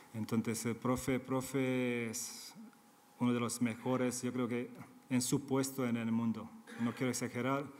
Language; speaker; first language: Spanish; non-native, fluent; Serbian